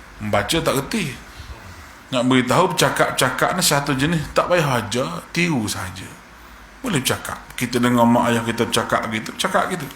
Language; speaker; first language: Malay; native; Malay